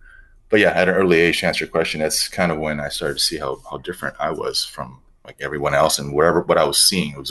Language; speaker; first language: English; native; English